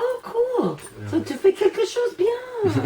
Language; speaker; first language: French; non-native, learner; English